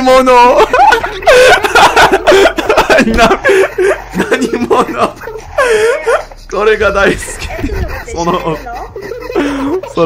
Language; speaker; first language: Japanese; non-native, learner; English